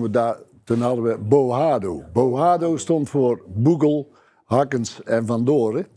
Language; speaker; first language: Dutch; native; Dutch